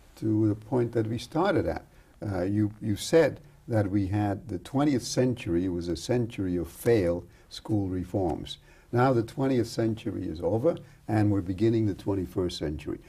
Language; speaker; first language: English; early bilingual, other home language; Spanish